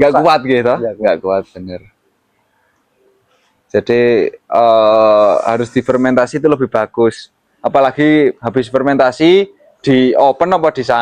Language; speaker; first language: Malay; non-native, local second language; Javanese